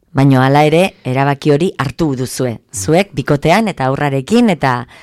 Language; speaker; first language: Basque; native; Basque